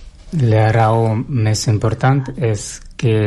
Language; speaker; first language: Catalan; non-native, learner; Russian